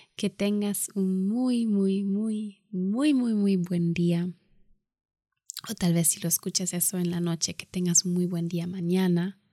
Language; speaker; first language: Spanish; non-native, fluent; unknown